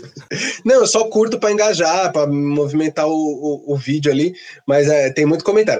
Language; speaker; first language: Portuguese; native; Portuguese